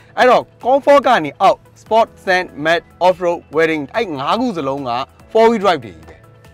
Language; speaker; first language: Burmese; native; Burmese